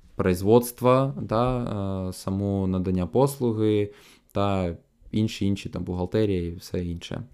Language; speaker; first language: Ukrainian; non-native, local second language; Russian